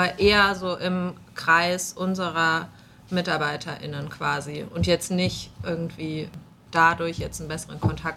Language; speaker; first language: German; native; German